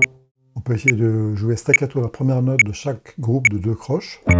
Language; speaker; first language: French; native; French